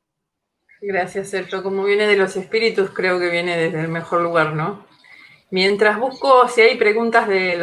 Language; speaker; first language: Spanish; native; Spanish